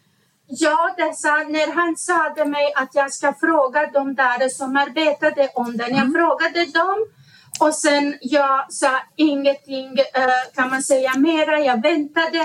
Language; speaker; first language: Swedish; non-native, learner; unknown